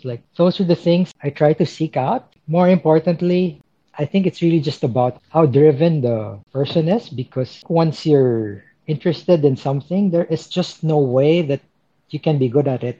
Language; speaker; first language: English; non-native, local second language; Filipino